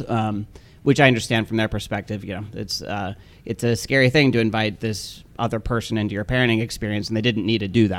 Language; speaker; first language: English; native; English